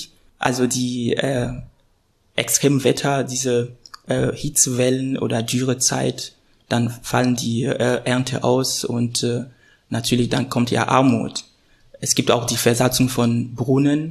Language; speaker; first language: German; non-native, fluent; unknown